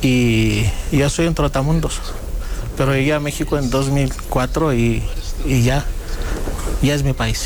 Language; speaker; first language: Spanish; non-native, fluent; Greek